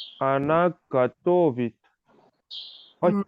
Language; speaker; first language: Russian; non-native, learner; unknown